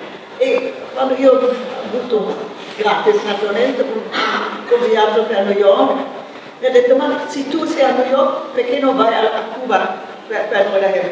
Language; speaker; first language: Italian; non-native, fluent; German